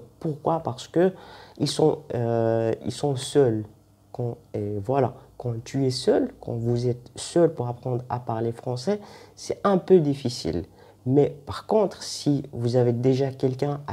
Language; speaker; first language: French; non-native, fluent; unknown